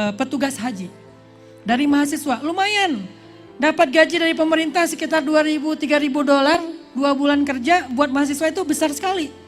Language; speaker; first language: Indonesian; native; Indonesian